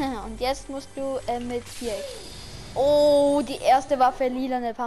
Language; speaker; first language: German; native; German